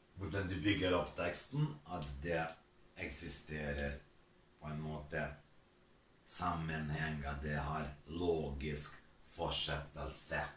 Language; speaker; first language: Norwegian; non-native, fluent; Serbian